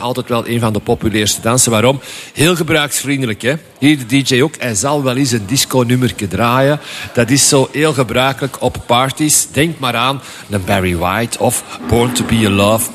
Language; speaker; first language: Dutch; native; Dutch